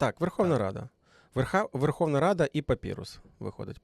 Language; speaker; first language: Ukrainian; native; Ukrainian